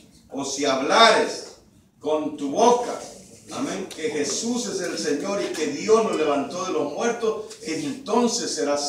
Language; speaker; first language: Spanish; native; Spanish